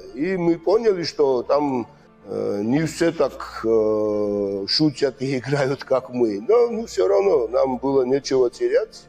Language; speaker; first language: Russian; non-native, fluent; Georgian